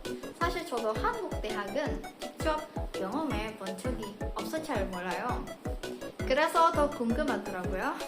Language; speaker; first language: Korean; non-native, fluent; Indonesian